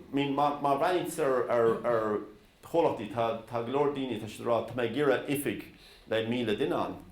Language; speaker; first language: Irish; native; Irish